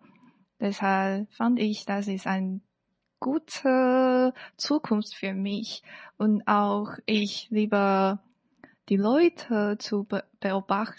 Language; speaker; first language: German; non-native, learner; Chinese